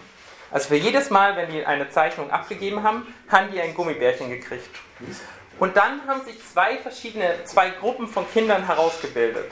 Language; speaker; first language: German; native; German